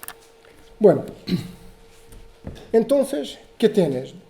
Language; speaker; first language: Spanish; non-native, learner; Portuguese